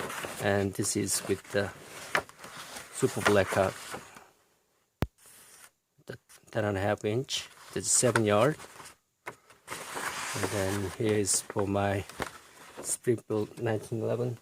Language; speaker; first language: English; non-native, fluent; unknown